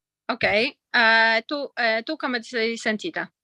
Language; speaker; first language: Italian; non-native, fluent; Polish